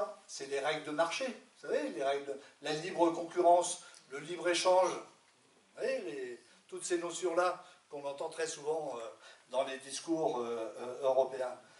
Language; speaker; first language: French; native; French